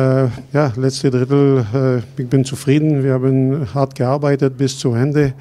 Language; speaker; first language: German; non-native, fluent; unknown